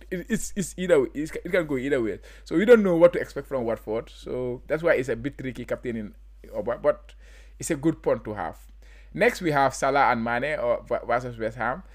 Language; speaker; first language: English; non-native, local second language; Wolof